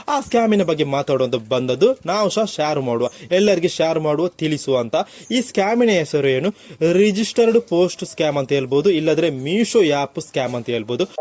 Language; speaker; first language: Kannada; non-native, local second language; Tulu